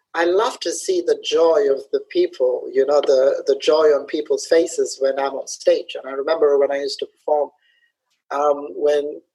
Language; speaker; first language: English; early bilingual, other home language; Somali